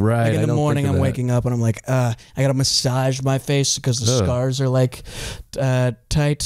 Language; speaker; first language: English; native; English